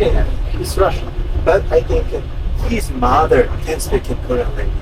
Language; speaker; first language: English; non-native, learner; Korean